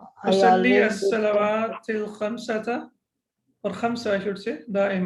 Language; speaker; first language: Arabic; non-native, fluent; English